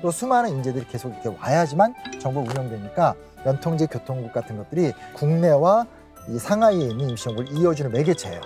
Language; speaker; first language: Korean; native; Korean